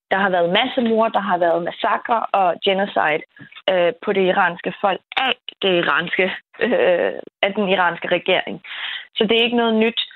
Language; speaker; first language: Danish; early bilingual, other home language; Kurdish